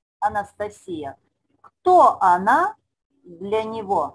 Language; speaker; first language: Russian; non-native, fluent; Spanish